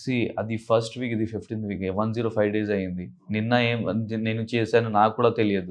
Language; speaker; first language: Telugu; non-native, learner; Urdu